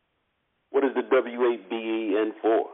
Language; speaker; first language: English; native; English